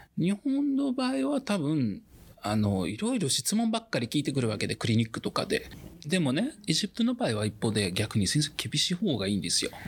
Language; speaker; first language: Japanese; non-native, fluent; Arabic